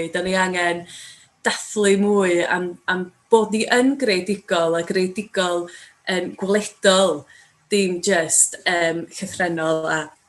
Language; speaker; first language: Welsh; native; Welsh